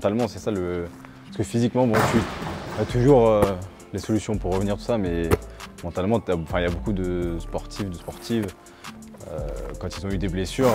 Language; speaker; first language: French; native; French